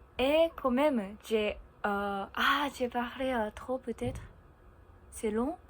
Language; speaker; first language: French; non-native, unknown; Japanese